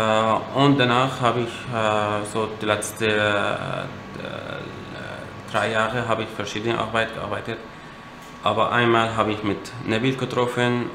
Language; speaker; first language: German; non-native, learner; Arabic